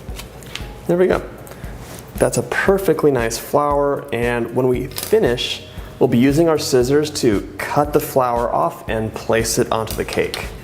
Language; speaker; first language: English; native; English